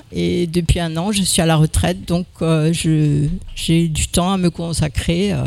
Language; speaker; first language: French; native; French